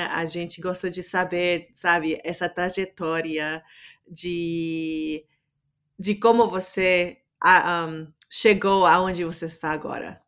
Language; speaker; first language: Portuguese; non-native, fluent; English